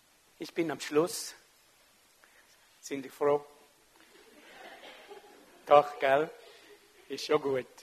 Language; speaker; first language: German; non-native, local second language; French